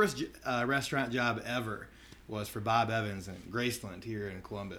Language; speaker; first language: English; native; English